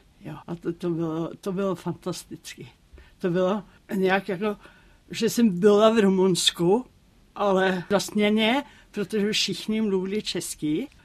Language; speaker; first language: Czech; non-native, fluent; Norwegian